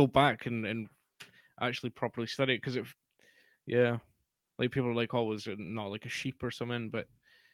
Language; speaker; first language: English; native; English